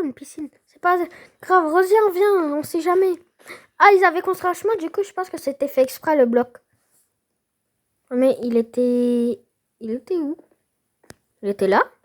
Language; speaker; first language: French; native; French